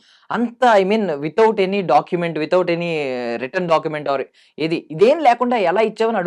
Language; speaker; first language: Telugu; native; Telugu